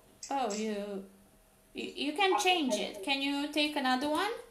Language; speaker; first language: English; non-native, fluent; Romanian